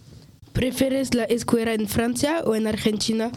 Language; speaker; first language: Spanish; non-native, learner; French